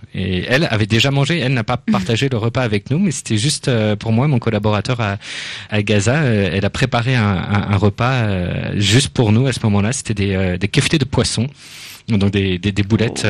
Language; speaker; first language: French; native; French